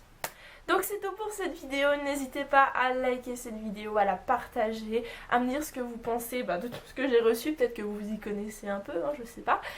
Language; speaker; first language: French; native; French